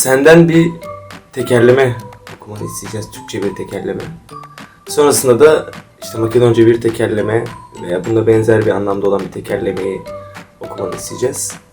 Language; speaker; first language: Turkish; native; Turkish